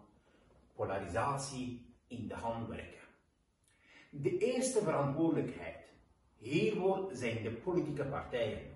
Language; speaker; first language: Dutch; non-native, fluent; Kurdish